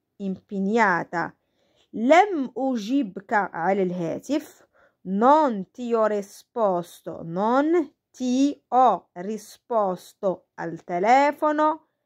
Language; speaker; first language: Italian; non-native, learner; Arabic